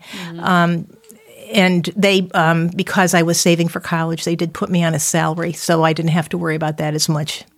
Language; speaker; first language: English; native; English